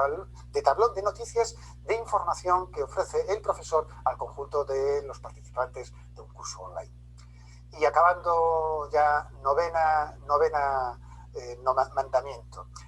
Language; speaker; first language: Spanish; native; Spanish